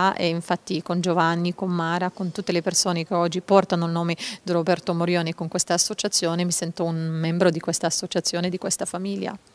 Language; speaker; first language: Italian; non-native, fluent; Hebrew